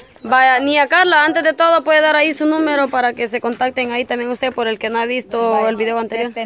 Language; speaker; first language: Spanish; native; Spanish